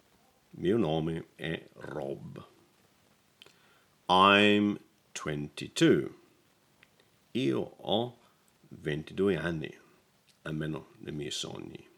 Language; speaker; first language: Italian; non-native, learner; English